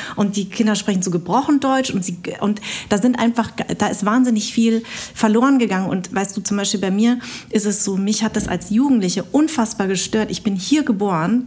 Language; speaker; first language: German; early bilingual, other home language; Vietnamese